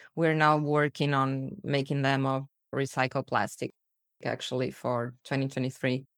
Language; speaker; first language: English; early bilingual, other home language; Portuguese